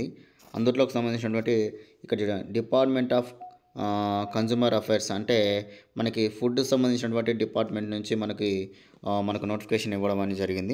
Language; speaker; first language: Telugu; native; Telugu